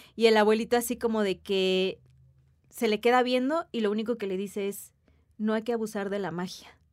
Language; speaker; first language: Spanish; native; Spanish